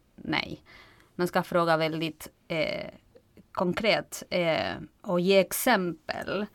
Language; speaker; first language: Swedish; non-native, fluent; Spanish